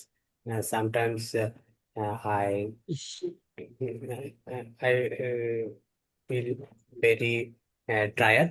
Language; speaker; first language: English; non-native, learner; Bangla